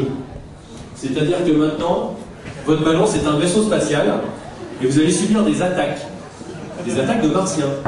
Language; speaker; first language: French; native; French